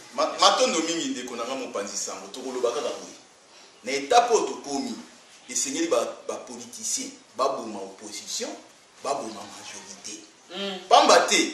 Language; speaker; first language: Lingala; non-native, local second language; Kongo